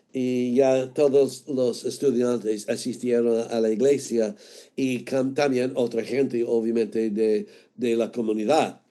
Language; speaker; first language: Spanish; non-native, fluent; English